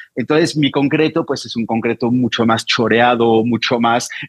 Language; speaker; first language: Spanish; non-native, fluent; French